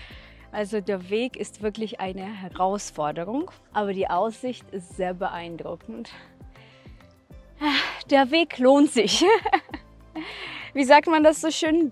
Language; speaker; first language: German; non-native, fluent; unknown